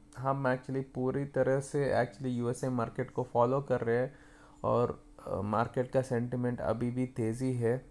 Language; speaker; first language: Hindi; non-native, local second language; Kannada